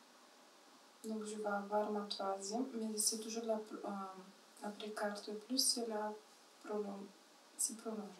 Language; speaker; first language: French; non-native, fluent; Turkish